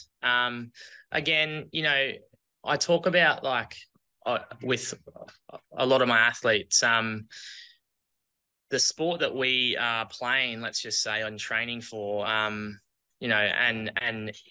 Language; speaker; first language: English; native; English